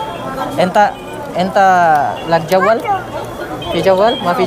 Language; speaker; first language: Arabic; non-native, learner; Indonesian